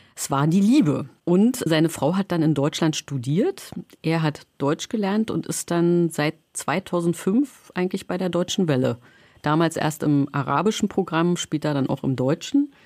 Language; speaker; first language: German; native; German